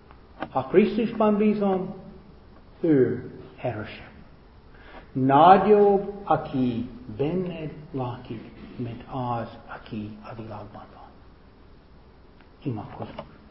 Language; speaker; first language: Hungarian; non-native, fluent; English